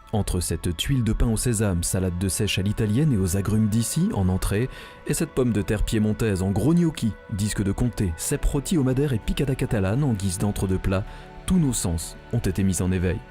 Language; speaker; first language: French; native; French